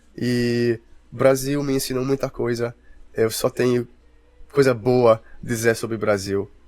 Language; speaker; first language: Portuguese; non-native, fluent; English